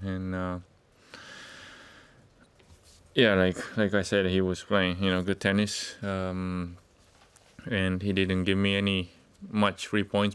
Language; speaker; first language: English; non-native, fluent; Japanese